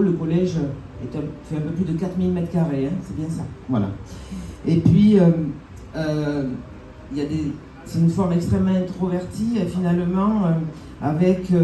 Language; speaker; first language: French; native; French